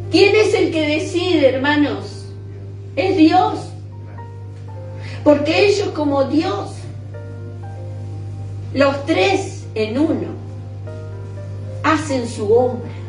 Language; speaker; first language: Spanish; native; Spanish